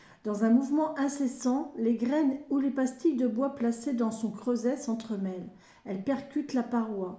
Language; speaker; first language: French; native; French